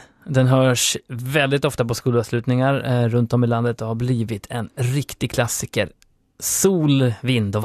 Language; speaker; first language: Swedish; native; Swedish